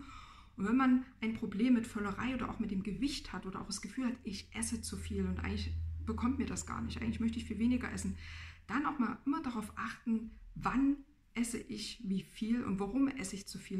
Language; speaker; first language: German; native; German